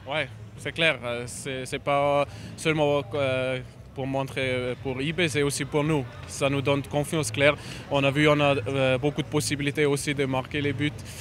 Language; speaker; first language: French; non-native, learner; German